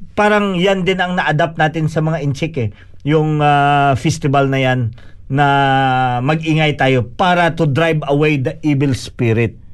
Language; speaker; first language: Filipino; non-native, local second language; Cebuano